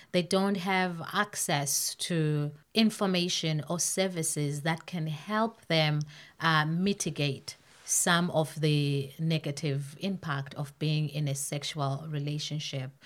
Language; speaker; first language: English; non-native, local second language; North Ndebele